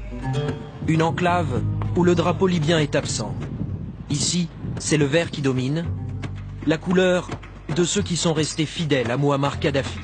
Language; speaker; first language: French; native; French